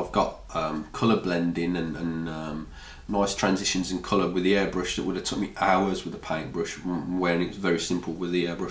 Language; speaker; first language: English; native; English